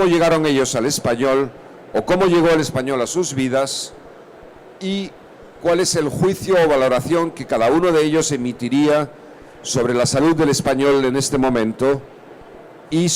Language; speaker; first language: Spanish; native; Spanish